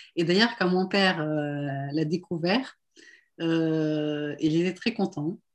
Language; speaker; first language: French; non-native, local second language; Arabic